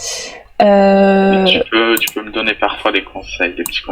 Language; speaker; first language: French; non-native, fluent; Portuguese